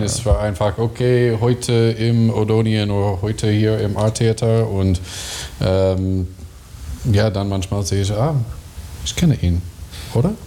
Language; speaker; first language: German; non-native, learner; English